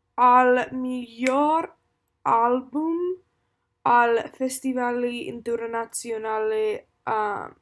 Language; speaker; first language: Italian; non-native, learner; English